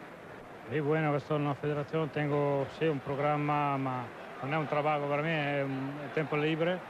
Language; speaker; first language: Spanish; non-native, learner; Italian